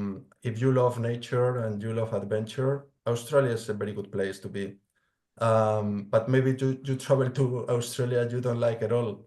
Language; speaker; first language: English; non-native, fluent; Spanish